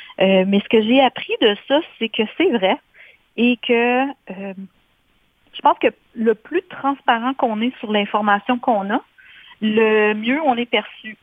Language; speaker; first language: French; native; French